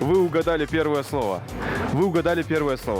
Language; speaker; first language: Russian; native; Russian